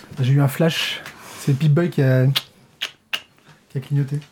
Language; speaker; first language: French; native; French